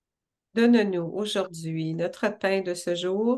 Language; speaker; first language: French; native; French